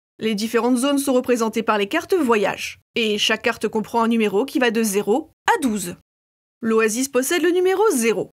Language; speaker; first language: French; native; French